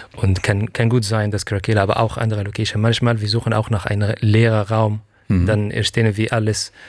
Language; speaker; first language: German; non-native, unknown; Arabic